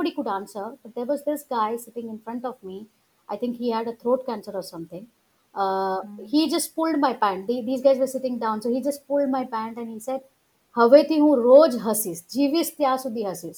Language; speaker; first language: English; non-native, local second language; Gujarati